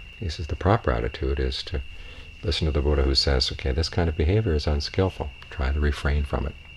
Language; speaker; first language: English; native; English